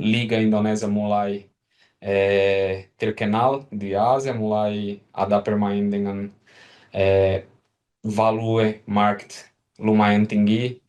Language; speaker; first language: Indonesian; non-native, fluent; Portuguese